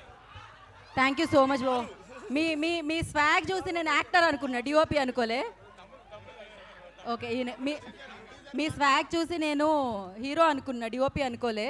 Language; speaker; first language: Telugu; native; Telugu